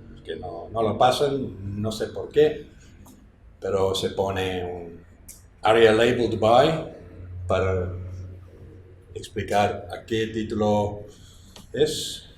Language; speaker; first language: Spanish; non-native, fluent; English